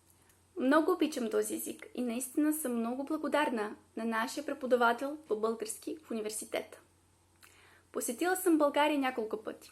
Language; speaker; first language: Bulgarian; non-native, fluent; Greek